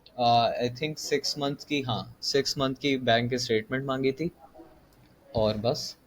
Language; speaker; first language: Urdu; native; Urdu